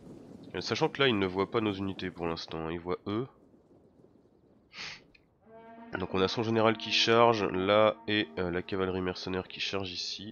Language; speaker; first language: French; native; French